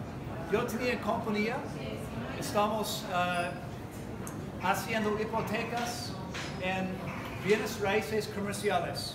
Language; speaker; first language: Spanish; non-native, learner; English